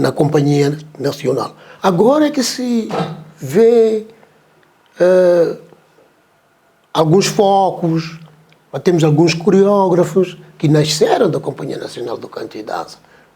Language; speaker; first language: Portuguese; non-native, local second language; Tsonga